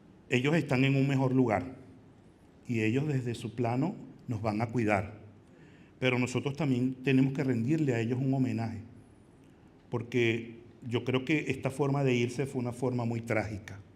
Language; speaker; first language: Spanish; native; Spanish